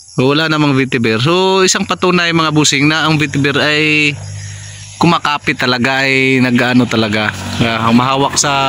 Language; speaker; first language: Filipino; non-native, local second language; Cebuano